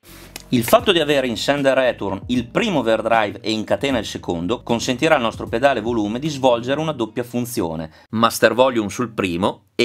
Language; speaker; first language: Italian; native; Italian